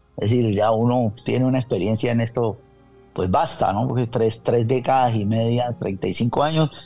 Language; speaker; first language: Spanish; native; Spanish